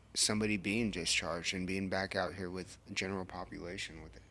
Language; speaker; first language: English; native; English